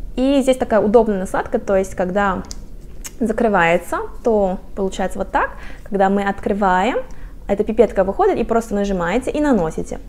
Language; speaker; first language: Russian; non-native, fluent; Korean